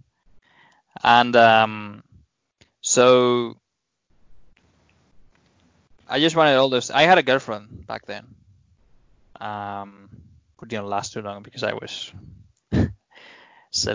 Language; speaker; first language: English; non-native, fluent; Spanish